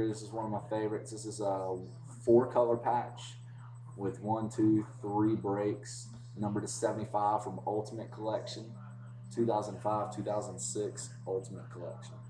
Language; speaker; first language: English; native; English